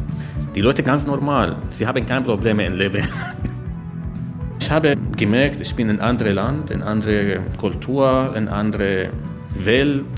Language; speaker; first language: German; non-native, learner; Arabic